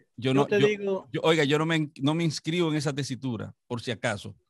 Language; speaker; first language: Spanish; native; Spanish